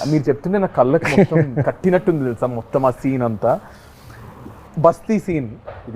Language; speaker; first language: Telugu; native; Telugu